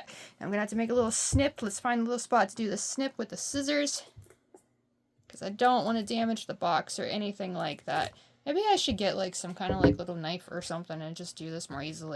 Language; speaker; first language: English; native; English